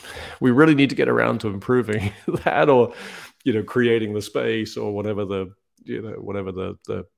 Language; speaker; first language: English; native; English